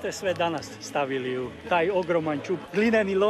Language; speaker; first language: Croatian; early bilingual, heritage; Croatian